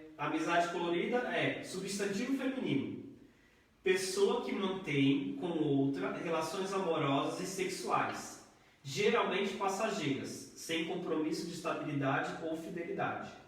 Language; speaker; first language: Portuguese; native; Portuguese